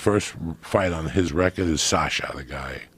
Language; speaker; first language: English; native; English